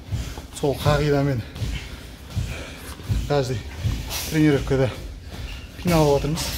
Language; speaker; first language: Kazakh; native; Kazakh